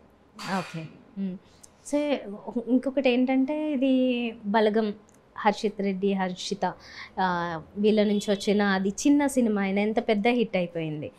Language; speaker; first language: Telugu; native; Telugu